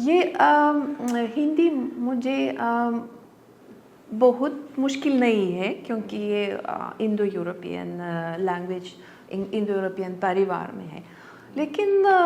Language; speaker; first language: Hindi; non-native, learner; Lithuanian